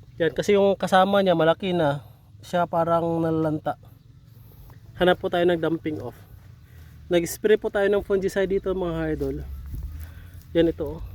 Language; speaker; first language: Filipino; non-native, local second language; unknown